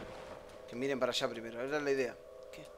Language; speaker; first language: Spanish; native; Spanish